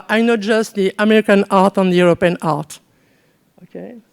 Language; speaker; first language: English; non-native, learner; French